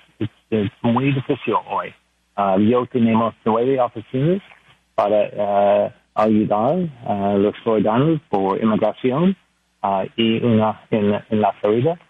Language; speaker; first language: Spanish; non-native, learner; English